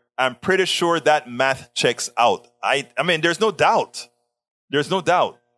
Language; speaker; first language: English; non-native, fluent; Spanish